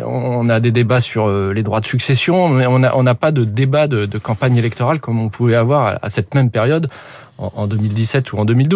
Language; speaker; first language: French; native; French